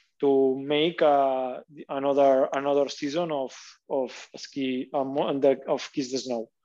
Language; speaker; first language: English; non-native, learner; Catalan